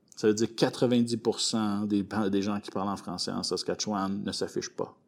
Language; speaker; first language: French; native; French